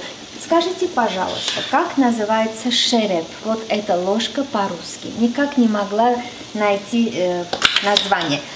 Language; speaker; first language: Russian; non-native, fluent; Armenian